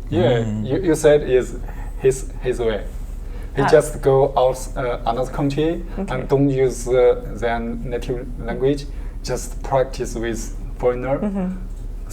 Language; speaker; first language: English; non-native, learner; Chinese